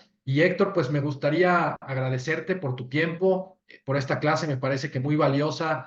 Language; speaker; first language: Spanish; native; Spanish